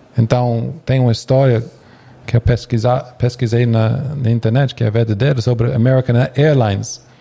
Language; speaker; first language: Portuguese; non-native, fluent; English